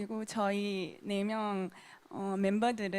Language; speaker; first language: Korean; non-native, local second language; Thai